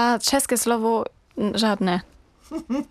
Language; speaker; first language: Czech; non-native, learner; German